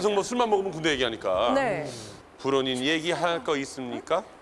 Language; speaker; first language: Korean; native; Korean